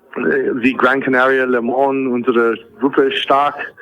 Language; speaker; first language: German; non-native, fluent; English